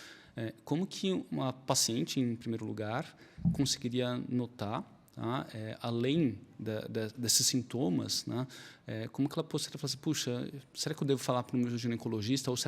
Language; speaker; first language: Portuguese; native; Portuguese